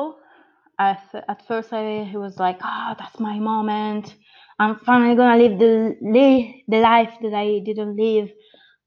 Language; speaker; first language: English; non-native, fluent; Italian